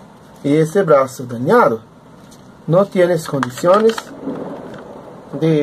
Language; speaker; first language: Spanish; non-native, learner; Portuguese